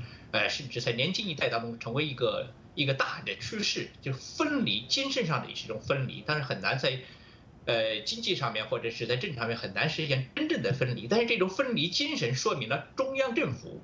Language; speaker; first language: Chinese; native; Chinese